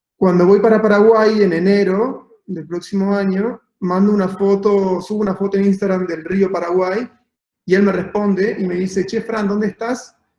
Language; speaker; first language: Spanish; native; Spanish